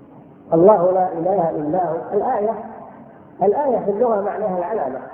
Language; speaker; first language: Arabic; native; Arabic